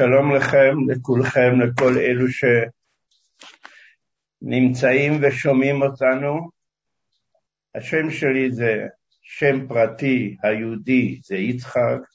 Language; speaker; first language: Hebrew; early bilingual, other home language; Hungarian